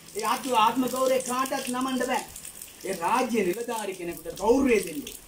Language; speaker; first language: Sinhala; non-native, local second language; Tamil